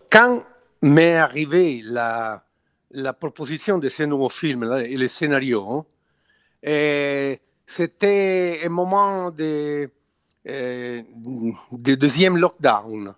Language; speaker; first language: French; non-native, fluent; Italian